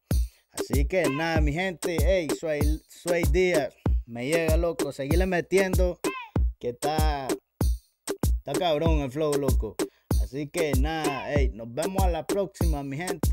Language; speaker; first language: Spanish; native; Spanish